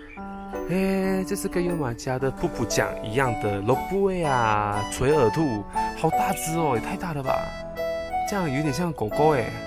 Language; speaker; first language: Chinese; native; Chinese